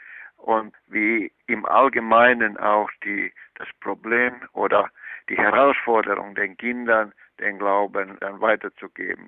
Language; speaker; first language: German; non-native, fluent; Finnish